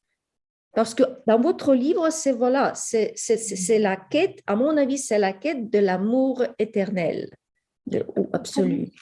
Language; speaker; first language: French; non-native, fluent; Ukrainian